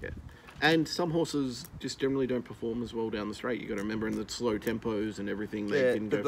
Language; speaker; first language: English; native; English